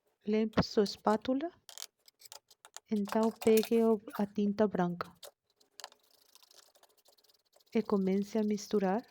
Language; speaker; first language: Portuguese; non-native, learner; Spanish